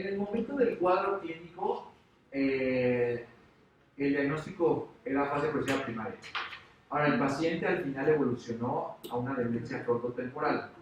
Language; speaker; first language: Spanish; native; Spanish